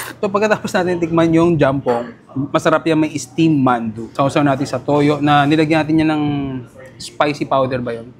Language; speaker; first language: Filipino; native; Filipino